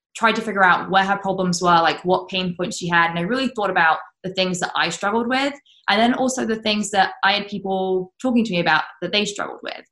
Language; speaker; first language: English; native; English